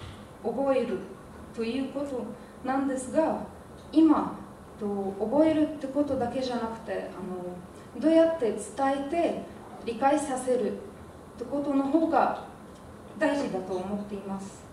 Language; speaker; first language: Japanese; non-native, fluent; Arabic